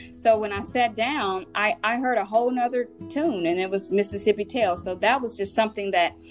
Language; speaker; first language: English; native; English